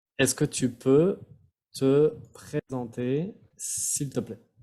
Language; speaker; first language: French; native; French